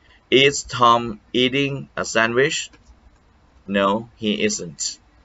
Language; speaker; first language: English; non-native, fluent; Thai